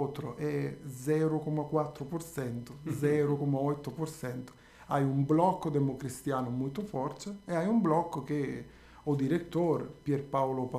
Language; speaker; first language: Portuguese; non-native, fluent; Italian